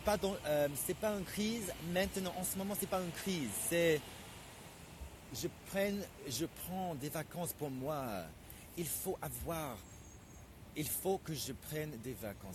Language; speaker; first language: French; non-native, fluent; English